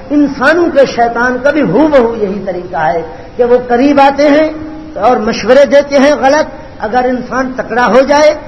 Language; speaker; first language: Urdu; non-native, local second language; Punjabi